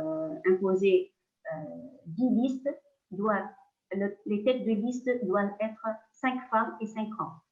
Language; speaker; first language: French; non-native, local second language; Arabic